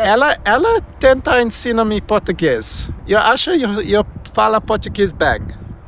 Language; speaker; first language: Portuguese; non-native, learner; English